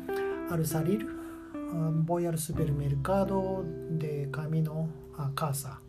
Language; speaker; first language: Spanish; non-native, learner; Japanese